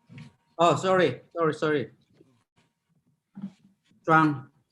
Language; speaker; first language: English; non-native, fluent; Korean